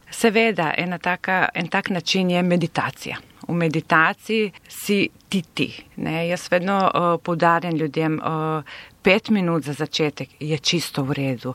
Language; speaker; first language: Slovenian; non-native, local second language; Serbian